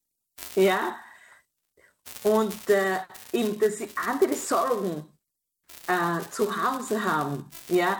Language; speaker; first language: German; non-native, fluent; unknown